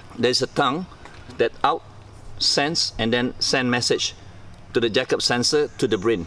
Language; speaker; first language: English; non-native, fluent; Malay